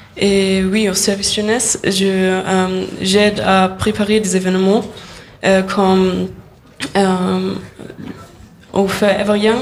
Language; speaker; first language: French; non-native, learner; German